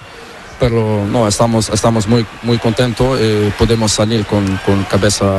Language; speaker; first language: Spanish; non-native, learner; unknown